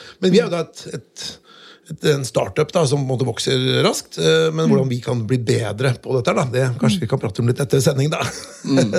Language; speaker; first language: Norwegian; native; Norwegian